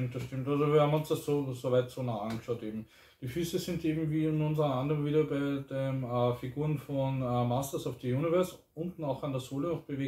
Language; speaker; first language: German; native; German